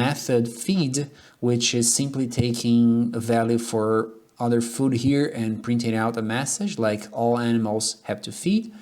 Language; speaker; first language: English; non-native, fluent; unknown